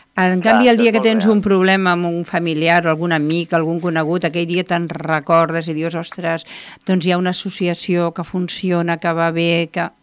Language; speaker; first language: Catalan; native; Catalan